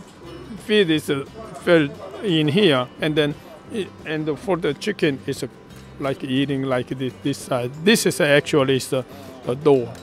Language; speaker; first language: English; non-native, learner; Korean